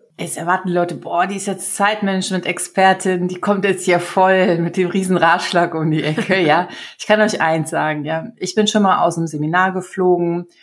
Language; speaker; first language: German; early bilingual, other home language; Serbian